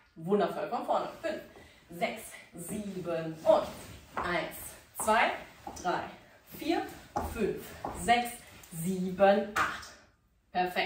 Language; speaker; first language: German; native; German